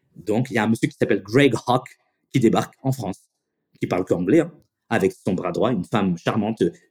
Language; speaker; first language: French; native; French